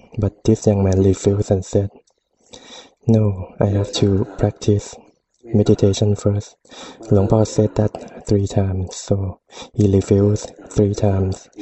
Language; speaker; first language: English; non-native, fluent; Thai